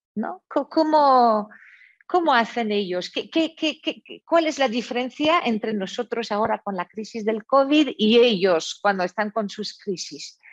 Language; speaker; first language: Spanish; non-native, fluent; French